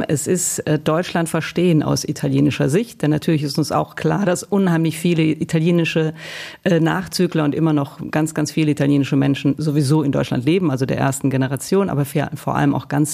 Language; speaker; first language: German; early bilingual, other home language; Italian